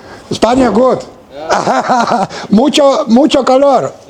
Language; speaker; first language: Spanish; non-native, learner; Lithuanian